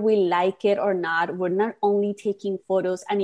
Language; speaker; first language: English; non-native, fluent; Spanish